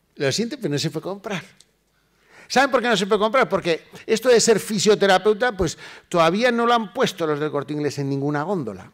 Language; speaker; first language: Spanish; native; Spanish